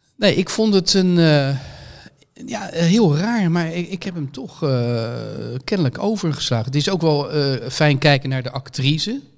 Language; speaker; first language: Dutch; native; Dutch